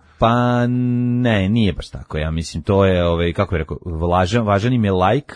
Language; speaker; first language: Serbian; native; Serbian